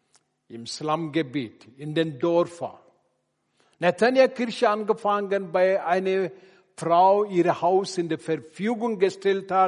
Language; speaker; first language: German; non-native, learner; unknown